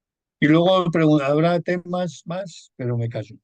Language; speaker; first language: Spanish; native; Spanish